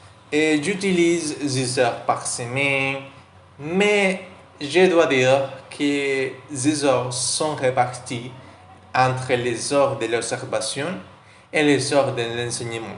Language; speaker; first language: French; non-native, learner; Spanish